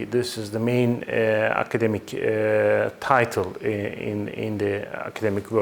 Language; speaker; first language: English; non-native, fluent; Turkish